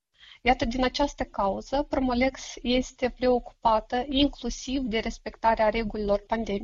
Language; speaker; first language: Romanian; native; Romanian